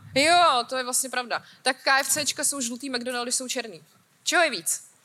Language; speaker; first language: Czech; native; Czech